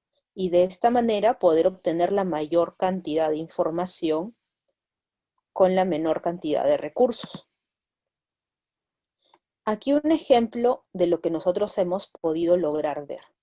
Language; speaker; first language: Spanish; native; Spanish